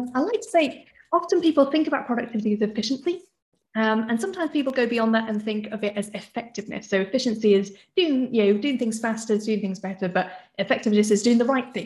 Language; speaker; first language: English; native; English